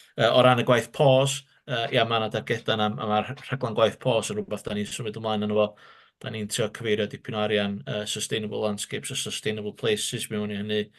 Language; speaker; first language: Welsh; native; Welsh